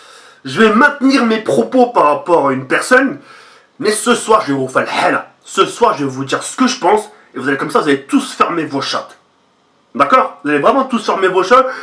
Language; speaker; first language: French; native; French